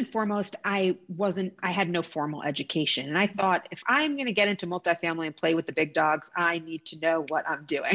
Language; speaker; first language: English; native; English